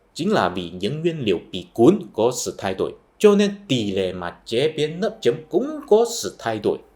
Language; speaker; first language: Vietnamese; non-native, fluent; Chinese